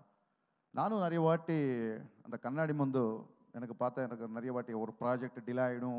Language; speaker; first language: Tamil; non-native, learner; Telugu